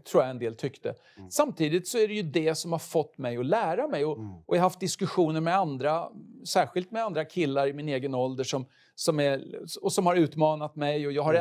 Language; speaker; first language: Swedish; native; Swedish